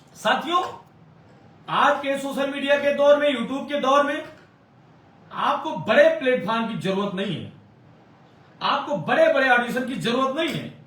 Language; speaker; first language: Hindi; native; Hindi